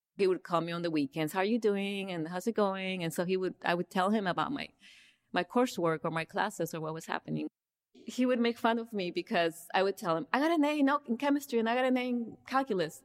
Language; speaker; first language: English; early bilingual, other home language; Spanish